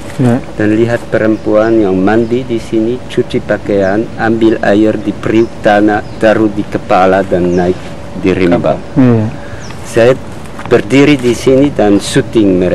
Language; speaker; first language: Indonesian; non-native, learner; French